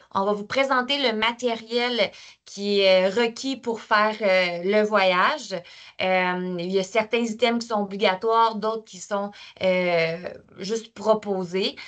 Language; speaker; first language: French; native; French